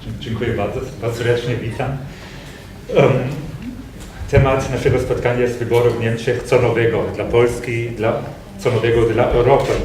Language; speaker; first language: Polish; non-native, fluent; German